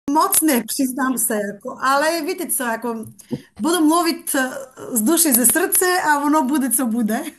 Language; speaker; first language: Czech; non-native, fluent; Bulgarian